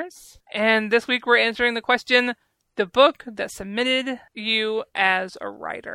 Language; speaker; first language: English; native; English